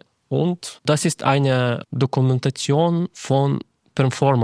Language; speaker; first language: German; non-native, fluent; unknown